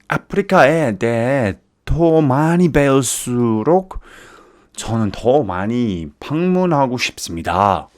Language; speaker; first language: Korean; non-native, fluent; English